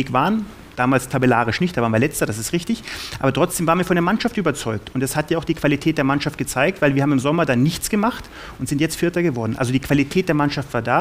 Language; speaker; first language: German; native; German